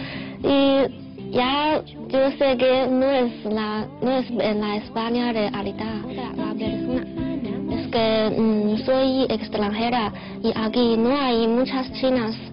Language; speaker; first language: Spanish; non-native, learner; Chinese